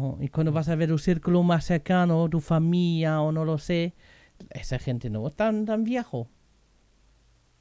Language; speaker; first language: Spanish; non-native, fluent; German